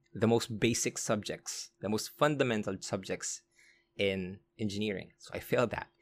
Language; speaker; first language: English; non-native, local second language; Filipino